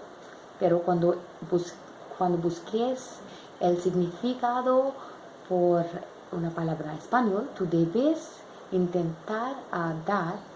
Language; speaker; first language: Spanish; non-native, learner; English